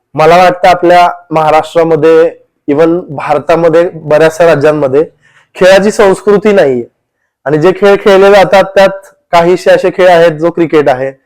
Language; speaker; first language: Marathi; native; Marathi